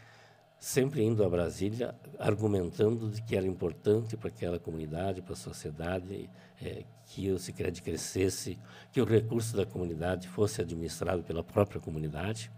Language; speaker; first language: Portuguese; native; Portuguese